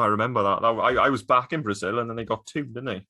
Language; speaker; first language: English; native; English